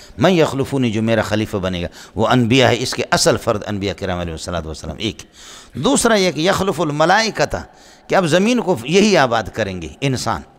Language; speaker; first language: Urdu; non-native, local second language; Brahui